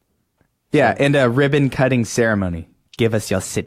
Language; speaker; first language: English; native; English